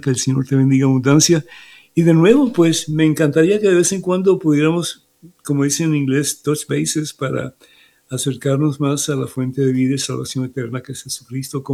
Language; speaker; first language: Spanish; native; Spanish